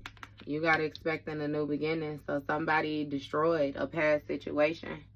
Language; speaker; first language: English; native; English